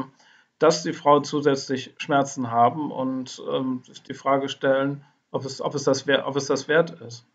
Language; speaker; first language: German; native; German